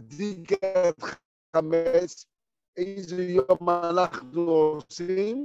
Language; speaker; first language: Hebrew; non-native, fluent; Yiddish